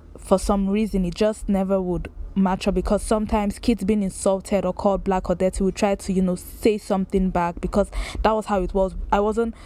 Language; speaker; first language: English; non-native, local second language; Yoruba